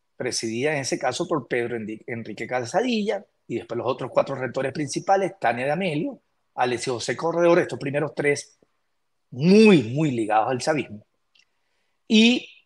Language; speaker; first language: Spanish; native; Spanish